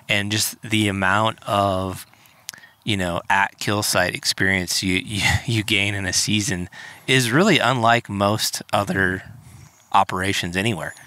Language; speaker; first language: English; native; English